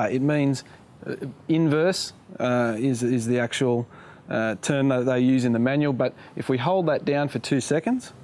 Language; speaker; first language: English; native; English